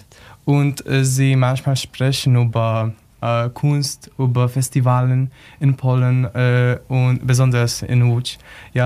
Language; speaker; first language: German; non-native, learner; Polish